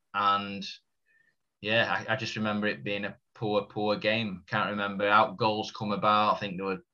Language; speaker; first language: English; native; English